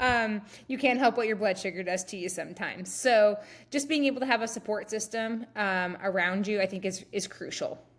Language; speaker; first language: English; native; English